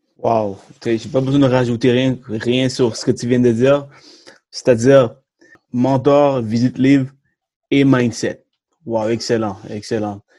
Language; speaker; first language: French; early bilingual, other home language; Tamil